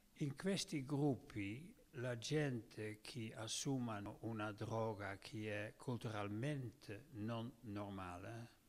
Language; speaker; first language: Italian; non-native, learner; Dutch